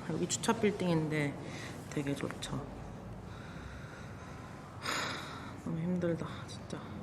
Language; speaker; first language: Korean; native; Korean